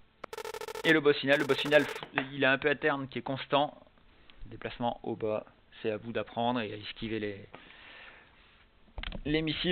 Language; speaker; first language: French; native; French